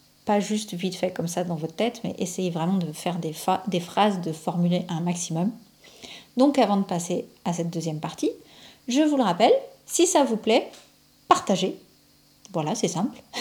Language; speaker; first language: French; native; French